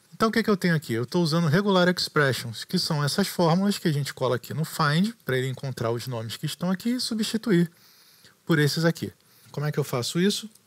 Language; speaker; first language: Portuguese; native; Portuguese